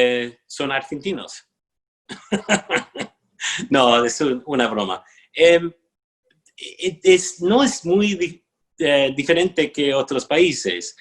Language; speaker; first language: Spanish; non-native, fluent; English